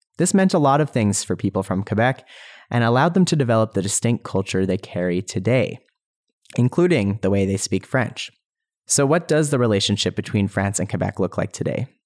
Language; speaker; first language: English; native; English